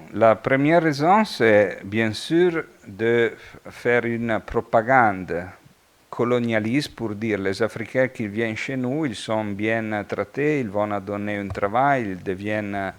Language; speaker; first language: French; non-native, fluent; Italian